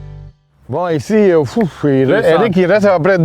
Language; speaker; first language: French; non-native, fluent; Spanish